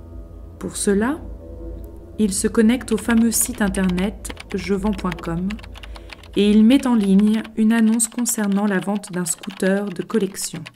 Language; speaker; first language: French; native; French